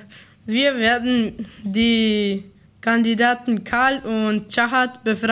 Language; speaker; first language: German; early bilingual, other home language; Polish